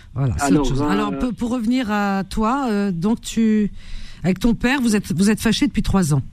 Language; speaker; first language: French; non-native, local second language; Arabic